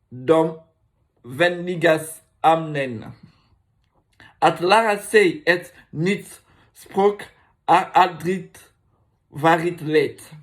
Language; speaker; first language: Swedish; non-native, learner; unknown